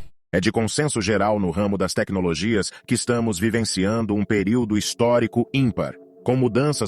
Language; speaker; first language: Portuguese; native; Portuguese